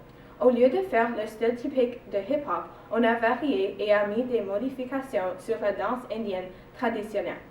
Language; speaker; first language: French; non-native, learner; English